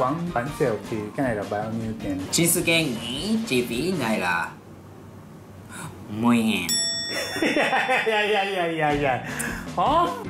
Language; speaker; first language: Vietnamese; non-native, learner; Japanese